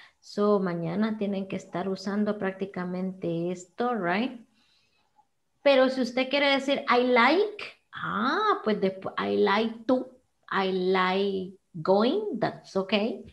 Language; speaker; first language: Spanish; native; Spanish